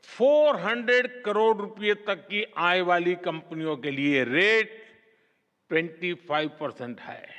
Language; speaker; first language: Hindi; native; Hindi